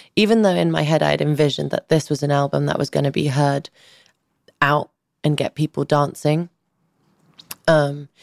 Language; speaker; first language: English; early bilingual, other home language; Albanian